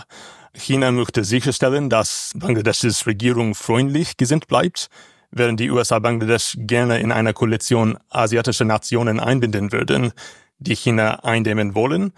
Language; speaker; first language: German; non-native, learner; English